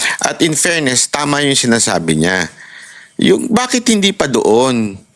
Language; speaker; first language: Filipino; native; Filipino